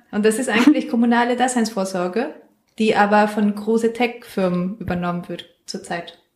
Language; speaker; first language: German; non-native, fluent; Spanish